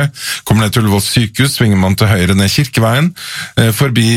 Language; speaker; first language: Norwegian; native; Norwegian